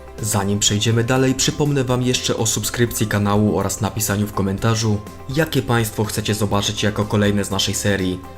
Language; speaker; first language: Polish; native; Polish